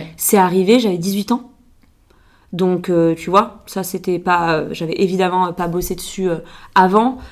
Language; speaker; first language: French; native; French